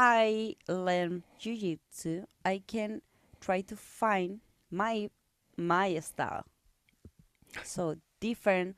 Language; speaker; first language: English; non-native, learner; Spanish